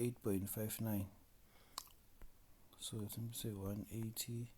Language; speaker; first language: English; non-native, local second language; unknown